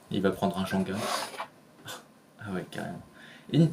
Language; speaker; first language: French; native; French